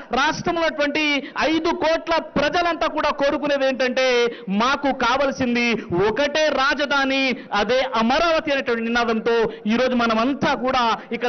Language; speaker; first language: Telugu; native; Telugu